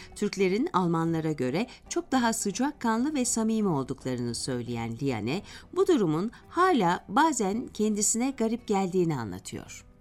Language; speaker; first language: Turkish; native; Turkish